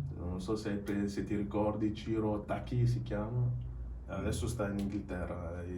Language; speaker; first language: Italian; early bilingual, other home language; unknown